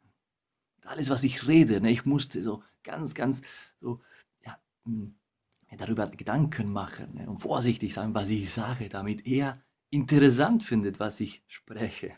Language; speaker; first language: German; non-native, fluent; Spanish